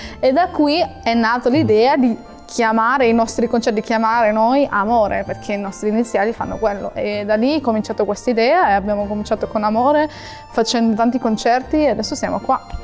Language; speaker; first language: Italian; non-native, fluent; German